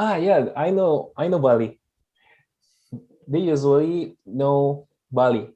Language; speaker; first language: English; non-native, fluent; Indonesian